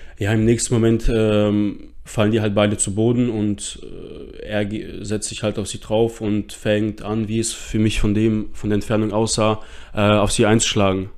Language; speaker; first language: German; early bilingual, other home language; Russian